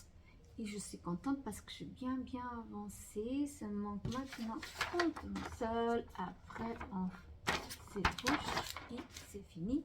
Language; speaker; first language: French; non-native, fluent; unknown